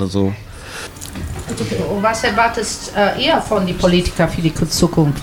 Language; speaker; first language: German; non-native, learner; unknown